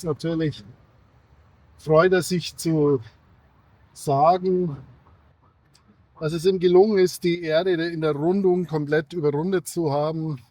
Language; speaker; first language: German; native; German